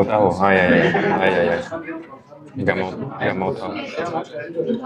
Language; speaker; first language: Indonesian; non-native, learner; German